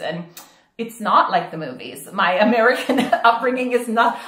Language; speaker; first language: English; native; English